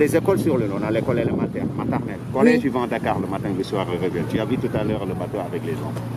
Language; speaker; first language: French; non-native, local second language; Wolof